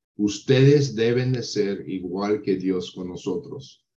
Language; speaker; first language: Spanish; non-native, fluent; English